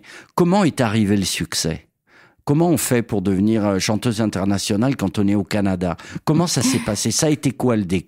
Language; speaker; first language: French; native; French